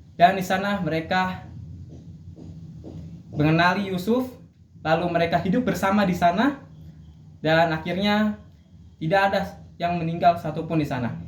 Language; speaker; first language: Indonesian; native; Indonesian